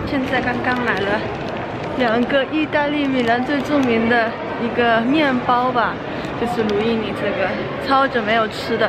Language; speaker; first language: Chinese; early bilingual, heritage; Chinese